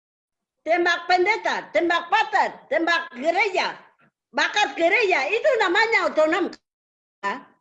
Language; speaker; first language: Indonesian; non-native, local second language; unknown